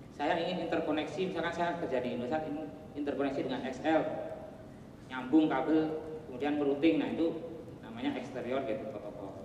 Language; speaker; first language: Indonesian; non-native, local second language; Javanese